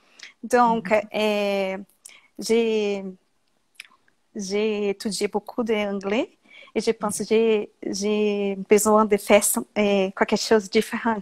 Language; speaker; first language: French; non-native, learner; Portuguese